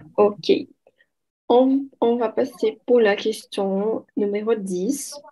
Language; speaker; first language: French; non-native, learner; Portuguese